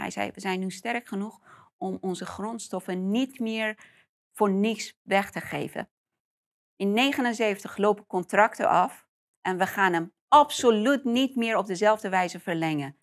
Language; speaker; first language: Dutch; non-native, fluent; Persian